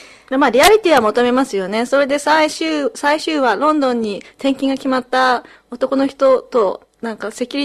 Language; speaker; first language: Japanese; early bilingual, heritage; Japanese